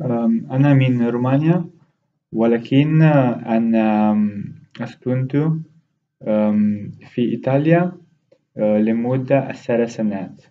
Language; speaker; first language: Arabic; non-native, learner; Romanian